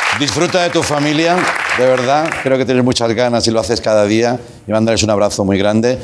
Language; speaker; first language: Spanish; non-native, local second language; Catalan